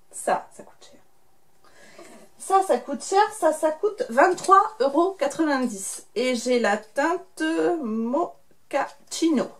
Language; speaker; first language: French; native; French